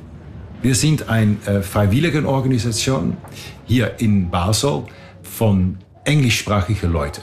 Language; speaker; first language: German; non-native, fluent; Dutch